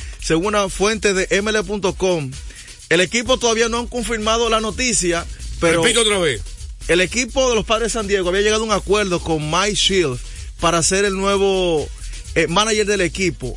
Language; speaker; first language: Spanish; native; Spanish